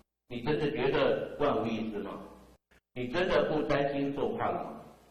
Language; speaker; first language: Chinese; native; Chinese